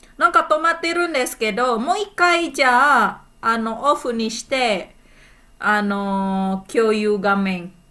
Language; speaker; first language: Japanese; non-native, fluent; Indonesian